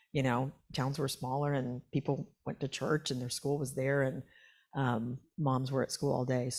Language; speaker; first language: English; native; English